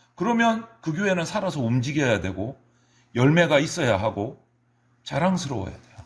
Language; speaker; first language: Korean; native; Korean